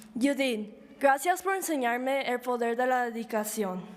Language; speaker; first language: Spanish; early bilingual, heritage; Spanish